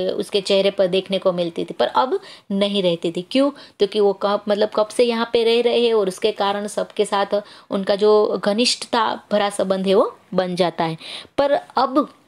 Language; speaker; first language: Hindi; non-native, local second language; Gujarati